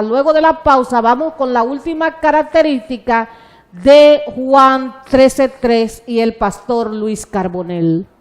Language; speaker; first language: Spanish; native; Spanish